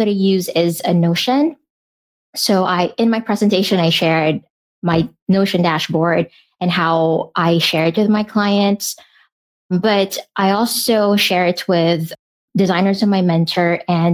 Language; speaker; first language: English; non-native, local second language; Filipino